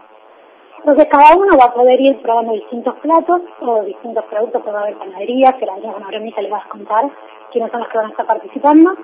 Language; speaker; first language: Spanish; native; Spanish